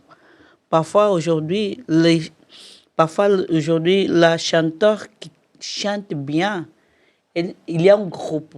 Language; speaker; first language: French; non-native, learner; Portuguese